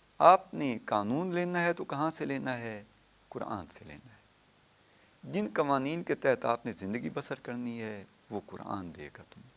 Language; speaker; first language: Urdu; non-native, local second language; Punjabi